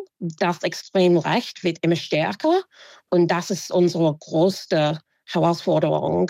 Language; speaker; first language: German; non-native, fluent; English